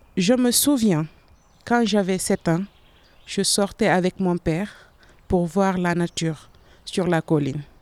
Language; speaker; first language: French; non-native, local second language; Fula